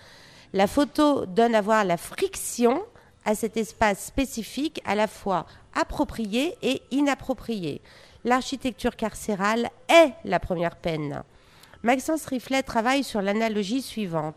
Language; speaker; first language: French; native; French